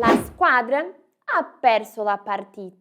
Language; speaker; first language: Italian; non-native, fluent; Portuguese